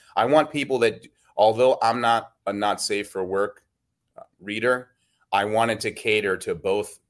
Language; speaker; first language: English; native; English